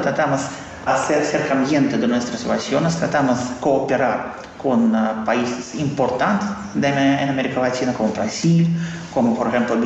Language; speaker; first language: Spanish; non-native, fluent; Russian